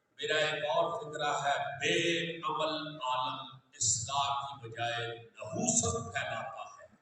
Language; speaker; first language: Urdu; non-native, local second language; Punjabi